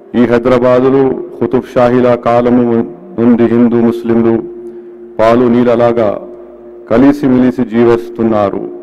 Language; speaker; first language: Telugu; non-native, local second language; Urdu